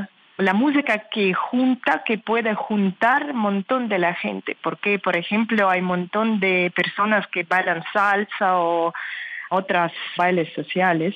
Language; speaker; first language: Spanish; non-native, learner; Russian